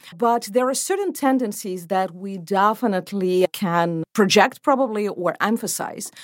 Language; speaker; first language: English; non-native, fluent; Ukrainian